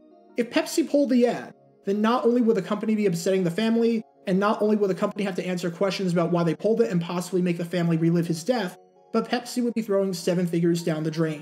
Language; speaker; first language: English; native; English